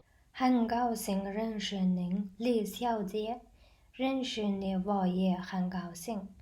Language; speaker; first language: Chinese; non-native, fluent; Mongolian